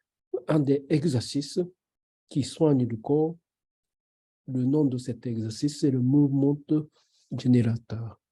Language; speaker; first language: French; non-native, fluent; Japanese